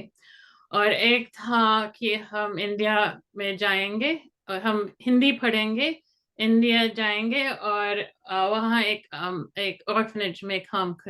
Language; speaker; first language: Hindi; non-native, fluent; English